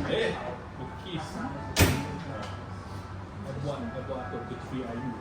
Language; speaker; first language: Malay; non-native, local second language; Chinese